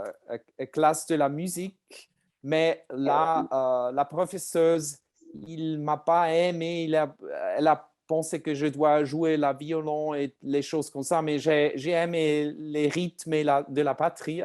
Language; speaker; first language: French; non-native, learner; German